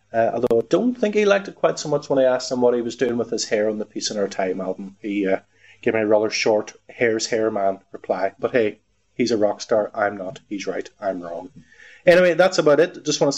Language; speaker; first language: English; native; English